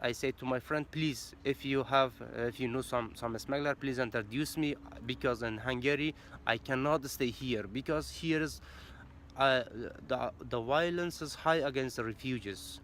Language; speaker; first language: English; non-native, learner; Persian